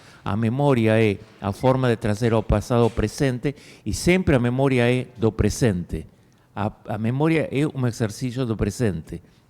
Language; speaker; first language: Portuguese; non-native, fluent; Spanish